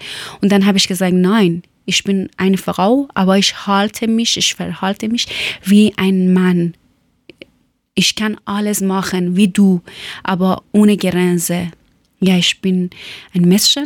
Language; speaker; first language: German; non-native, learner; Persian